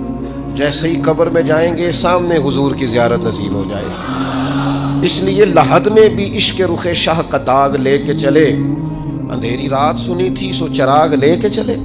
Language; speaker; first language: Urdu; non-native, local second language; Punjabi